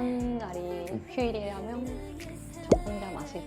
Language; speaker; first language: Korean; non-native, learner; Japanese